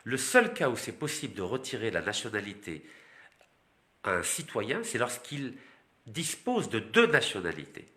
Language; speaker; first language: French; non-native, local second language; Arabic